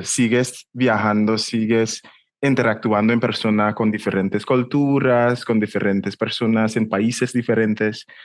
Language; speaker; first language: Spanish; non-native, fluent; English